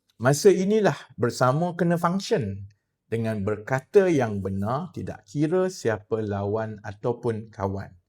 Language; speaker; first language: Malay; native; Malay